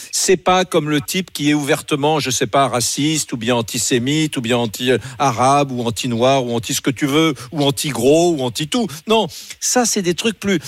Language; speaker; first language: French; native; French